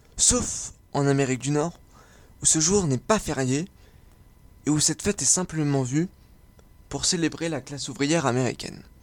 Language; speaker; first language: French; native; French